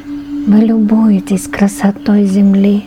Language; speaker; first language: Russian; native; Russian